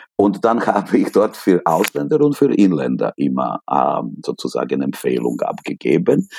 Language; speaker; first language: German; non-native, fluent; Serbian